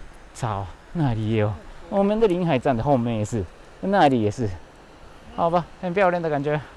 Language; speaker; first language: Chinese; non-native, fluent; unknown